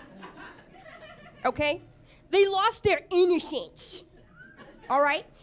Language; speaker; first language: English; native; English